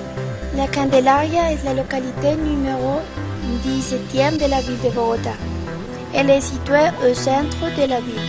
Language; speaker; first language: French; non-native, learner; Spanish